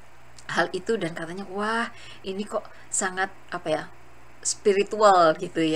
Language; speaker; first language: Indonesian; native; Indonesian